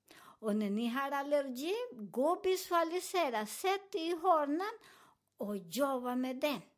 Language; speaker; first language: Swedish; non-native, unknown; Spanish